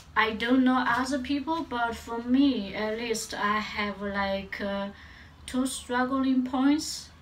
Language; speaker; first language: English; non-native, learner; Chinese